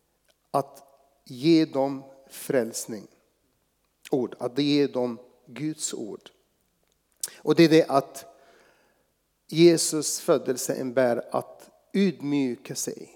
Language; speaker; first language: Swedish; non-native, fluent; Arabic